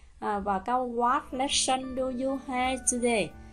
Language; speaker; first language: English; non-native, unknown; Vietnamese